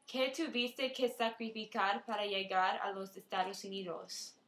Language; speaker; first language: Spanish; non-native, learner; English